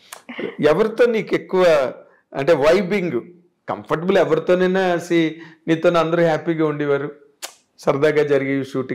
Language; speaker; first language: Telugu; native; Telugu